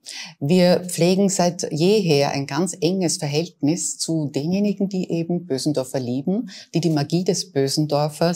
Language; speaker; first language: German; native; German